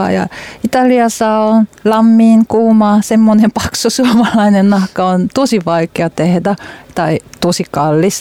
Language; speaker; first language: Finnish; non-native, learner; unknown